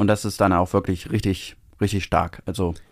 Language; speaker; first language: German; native; German